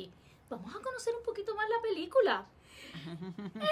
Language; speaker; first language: Spanish; native; Spanish